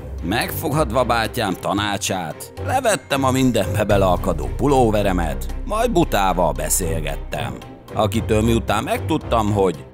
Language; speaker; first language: Hungarian; native; Hungarian